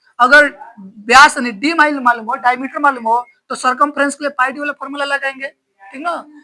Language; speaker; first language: Hindi; native; Hindi